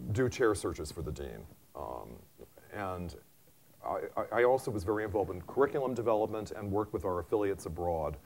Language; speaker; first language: English; native; English